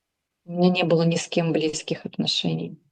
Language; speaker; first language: Russian; native; Russian